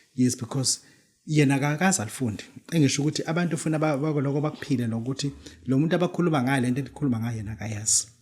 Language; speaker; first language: Zulu; native; Zulu